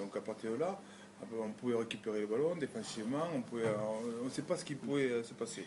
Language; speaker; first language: French; native; French